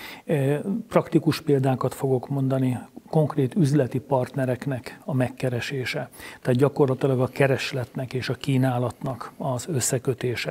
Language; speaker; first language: Hungarian; native; Hungarian